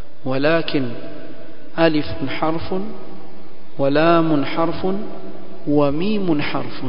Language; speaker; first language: Arabic; non-native, fluent; Swahili